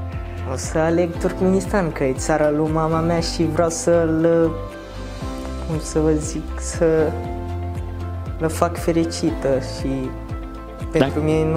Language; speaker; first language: Romanian; non-native, learner; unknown